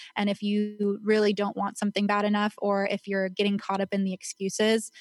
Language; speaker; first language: English; native; English